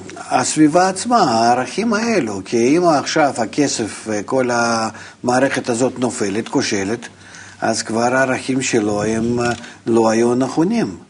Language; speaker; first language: Hebrew; non-native, fluent; Russian